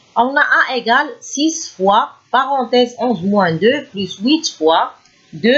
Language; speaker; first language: French; non-native, local second language; Arabic